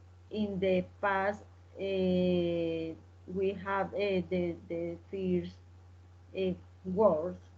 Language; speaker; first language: English; non-native, learner; Spanish